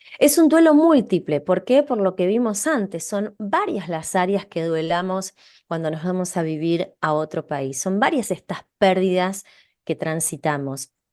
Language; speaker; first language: Spanish; native; Spanish